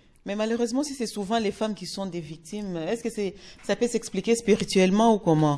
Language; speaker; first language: French; non-native, local second language; Lingala